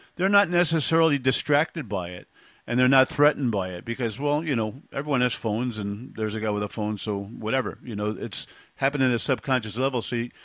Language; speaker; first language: English; native; English